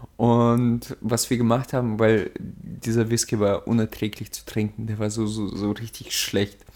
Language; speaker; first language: German; early bilingual, other home language; Russian